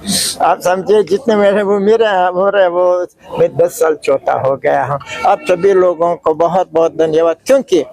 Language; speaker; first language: Hindi; non-native, fluent; Uzbek